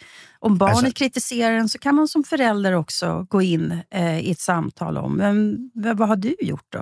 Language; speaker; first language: Swedish; native; Swedish